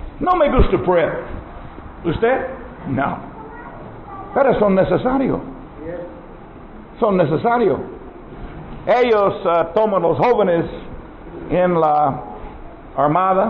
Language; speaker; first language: Spanish; non-native, learner; English